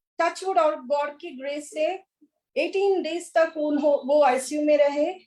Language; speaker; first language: Hindi; non-native, local second language; Kannada